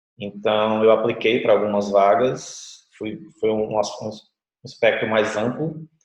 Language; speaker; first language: Portuguese; native; Portuguese